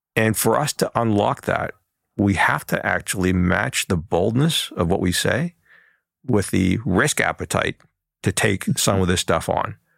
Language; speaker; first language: English; early bilingual, other home language; Chinese